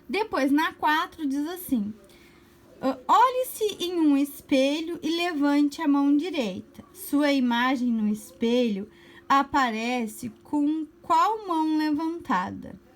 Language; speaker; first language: Portuguese; native; Portuguese